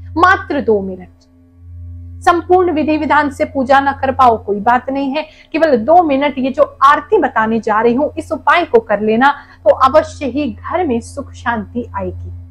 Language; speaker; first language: Hindi; native; Hindi